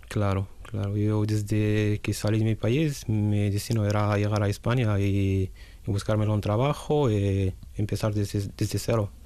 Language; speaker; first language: Spanish; non-native, fluent; Arabic